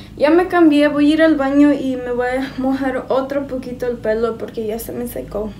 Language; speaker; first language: Spanish; early bilingual, heritage; Spanish